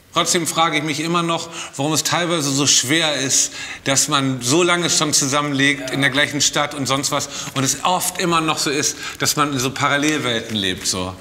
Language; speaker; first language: German; native; German